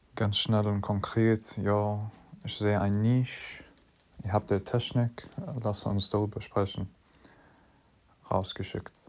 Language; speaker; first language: German; non-native, fluent; English